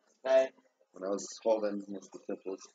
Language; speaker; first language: Spanish; early bilingual, heritage; English